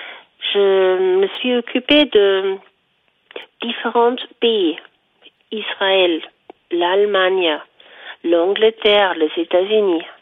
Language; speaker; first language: French; non-native, fluent; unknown